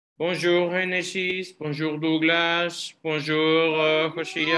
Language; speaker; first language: French; non-native, learner; Spanish